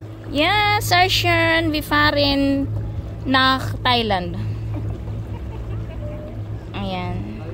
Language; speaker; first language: German; non-native, learner; Filipino